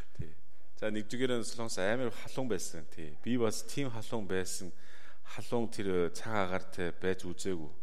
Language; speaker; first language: Mongolian; non-native, fluent; Korean